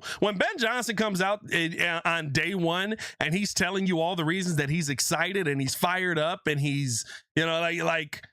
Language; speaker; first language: English; native; English